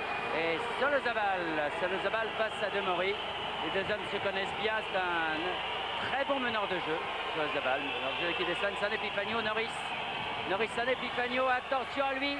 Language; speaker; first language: French; native; French